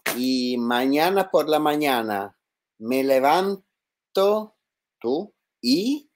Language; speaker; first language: Spanish; non-native, learner; Italian